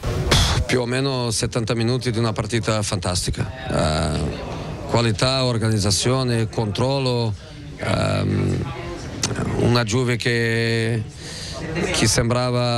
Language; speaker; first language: Italian; non-native, fluent; Portuguese